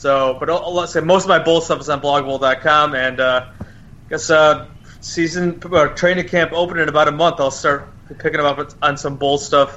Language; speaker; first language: English; native; English